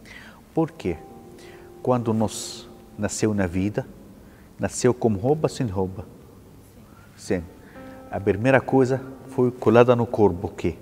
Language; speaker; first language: Portuguese; non-native, learner; Arabic